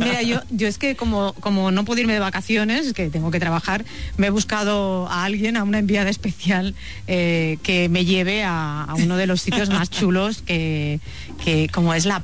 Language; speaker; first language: Spanish; native; Spanish